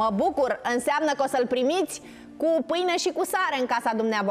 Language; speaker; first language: Romanian; native; Romanian